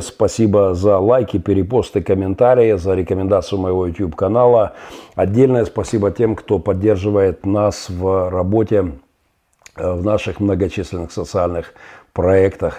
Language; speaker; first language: Russian; native; Russian